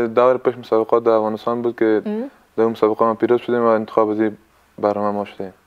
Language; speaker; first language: Persian; native; Persian